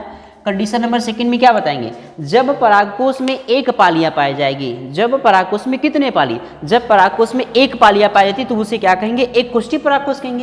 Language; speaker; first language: Hindi; native; Hindi